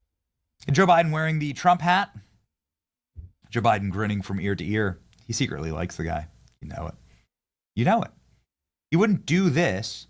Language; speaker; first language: English; native; English